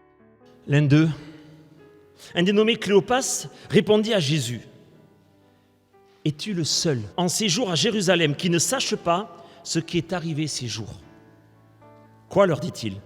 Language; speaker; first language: French; native; French